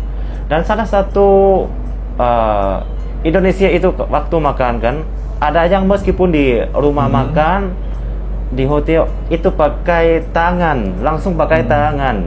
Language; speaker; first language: Indonesian; non-native, fluent; Lao